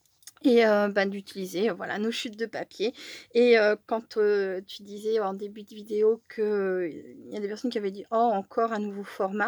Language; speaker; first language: French; native; French